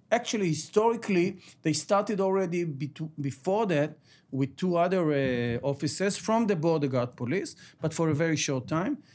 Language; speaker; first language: English; non-native, fluent; Ladino